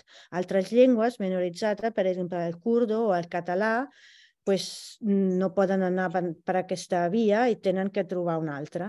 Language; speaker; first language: Catalan; non-native, fluent; Italian